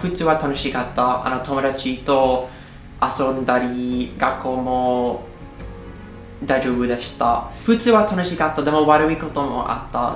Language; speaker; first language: Japanese; non-native, learner; English